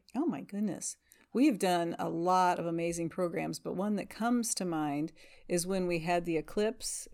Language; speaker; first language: English; native; English